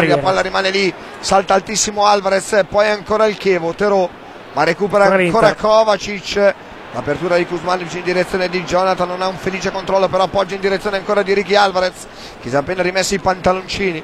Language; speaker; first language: Italian; native; Italian